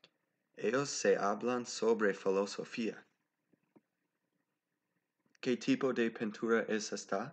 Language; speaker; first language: Spanish; non-native, learner; English